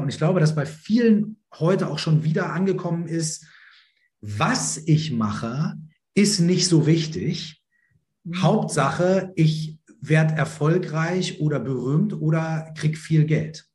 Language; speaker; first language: German; native; German